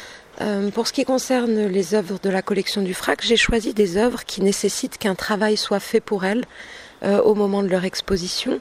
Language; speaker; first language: French; native; French